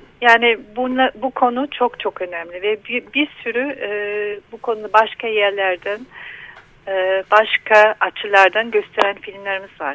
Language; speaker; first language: Turkish; non-native, learner; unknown